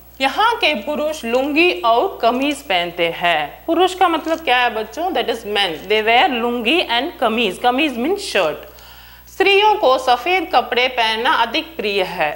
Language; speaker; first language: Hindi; non-native, local second language; Tamil